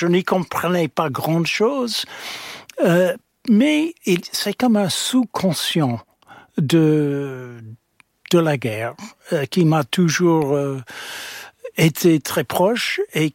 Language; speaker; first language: French; non-native, fluent; English